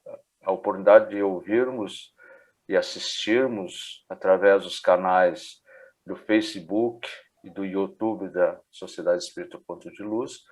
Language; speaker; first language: Portuguese; native; Portuguese